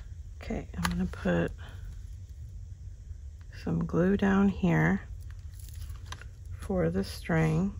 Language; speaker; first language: English; native; English